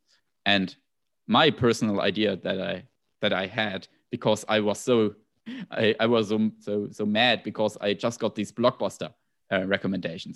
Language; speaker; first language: English; non-native, fluent; German